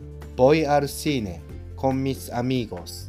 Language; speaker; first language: Spanish; non-native, learner; Japanese